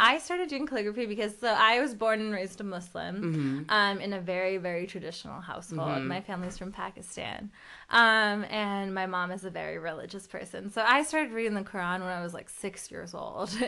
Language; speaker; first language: English; early bilingual, other home language; Urdu